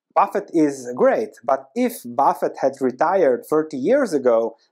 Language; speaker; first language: English; non-native, fluent; Croatian